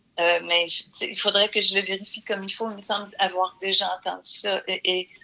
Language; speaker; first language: French; native; French